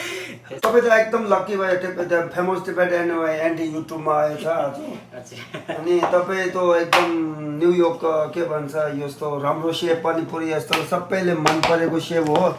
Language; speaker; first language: Nepali; non-native, learner; Tibetan